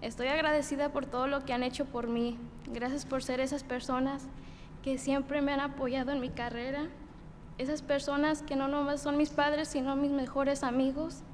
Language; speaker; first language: Spanish; early bilingual, other home language; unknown